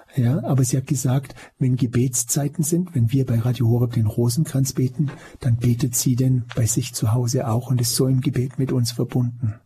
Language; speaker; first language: German; native; German